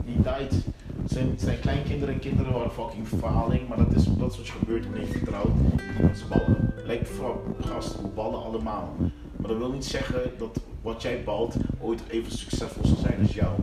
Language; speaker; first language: Dutch; non-native, local second language; Papiamento